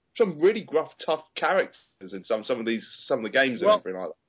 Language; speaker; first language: English; native; English